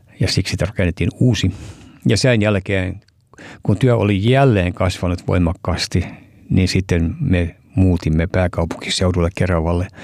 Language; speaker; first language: Finnish; early bilingual, heritage; Finnish